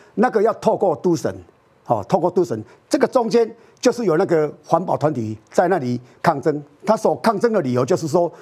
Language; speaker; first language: Chinese; native; Chinese